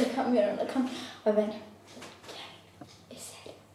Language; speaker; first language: Italian; native; Italian